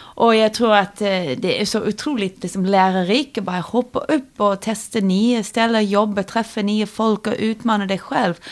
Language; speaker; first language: Swedish; non-native, fluent; English